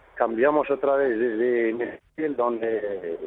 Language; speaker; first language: Spanish; non-native, fluent; Arabic